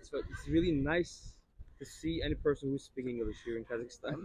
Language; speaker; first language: English; non-native, learner; Turkish